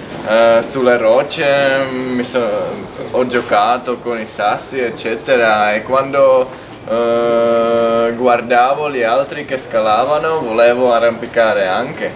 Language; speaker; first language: Italian; non-native, fluent; Czech